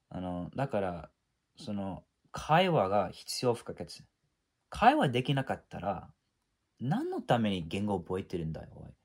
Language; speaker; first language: Japanese; non-native, fluent; English